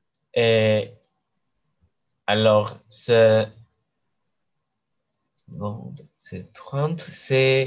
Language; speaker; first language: French; non-native, learner; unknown